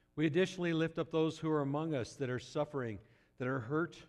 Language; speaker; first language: English; native; English